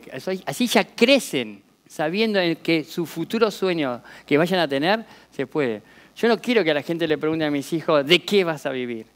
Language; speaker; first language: Spanish; native; Spanish